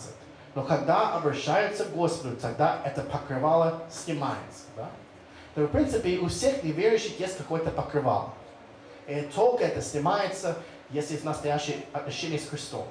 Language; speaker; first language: Russian; non-native, fluent; English